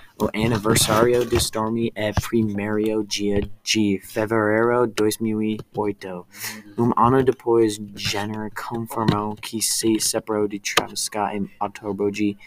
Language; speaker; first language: Portuguese; non-native, learner; English